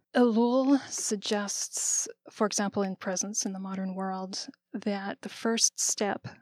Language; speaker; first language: English; native; English